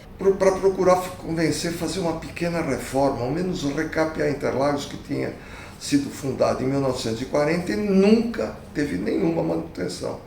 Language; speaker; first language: Portuguese; early bilingual, other home language; Italian